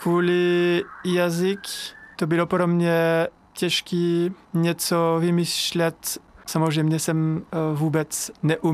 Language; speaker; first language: Czech; non-native, fluent; French